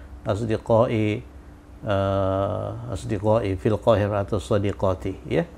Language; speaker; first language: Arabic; non-native, fluent; Indonesian